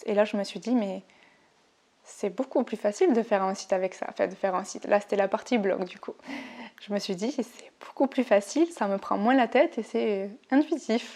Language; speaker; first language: French; native; French